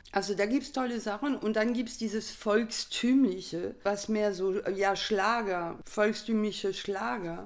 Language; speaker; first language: German; non-native, fluent; French